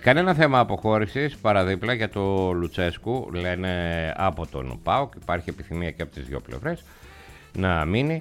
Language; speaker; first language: Greek; native; Greek